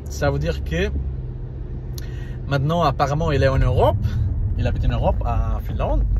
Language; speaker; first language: French; non-native, learner; Portuguese